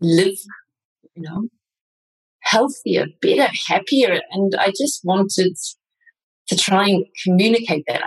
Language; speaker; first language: English; native; English